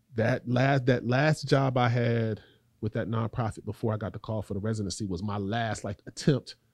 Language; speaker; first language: English; native; English